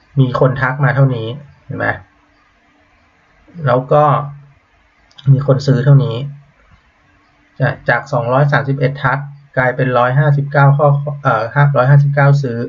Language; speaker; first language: Thai; native; Thai